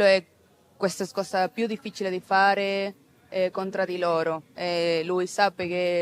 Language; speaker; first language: Italian; non-native, learner; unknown